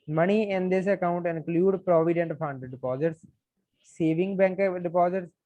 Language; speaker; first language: English; non-native, local second language; Punjabi